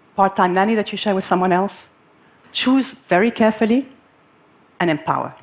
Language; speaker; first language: English; non-native, fluent; Arabic